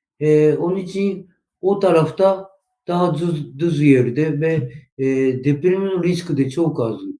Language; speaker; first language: Turkish; non-native, learner; Japanese